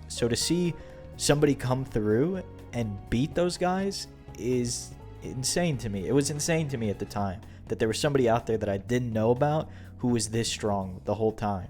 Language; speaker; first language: English; native; English